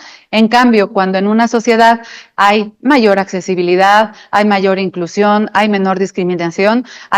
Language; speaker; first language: Spanish; native; Spanish